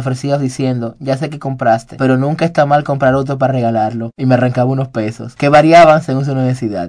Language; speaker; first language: Spanish; native; Spanish